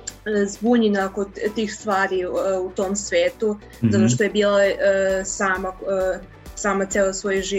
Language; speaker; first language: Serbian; early bilingual, heritage; English